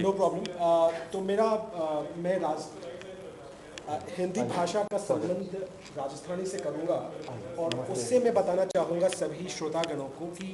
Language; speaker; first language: Hindi; non-native, local second language; Marwari